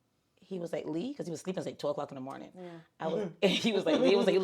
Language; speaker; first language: English; native; English